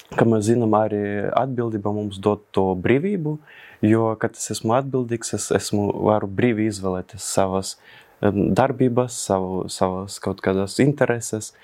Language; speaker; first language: Latvian; non-native, local second language; Russian